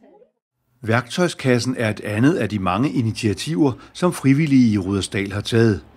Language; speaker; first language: Danish; native; Danish